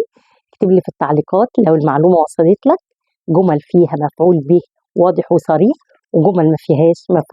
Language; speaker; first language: Arabic; native; Arabic